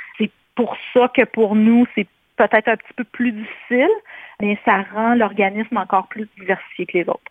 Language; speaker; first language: French; native; French